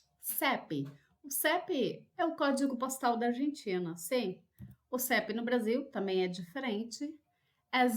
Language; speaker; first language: Portuguese; non-native, fluent; Spanish